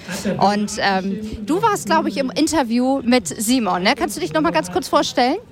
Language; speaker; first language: German; native; German